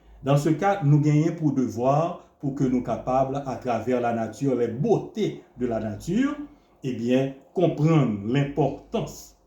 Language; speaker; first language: French; non-native, local second language; Haitian Creole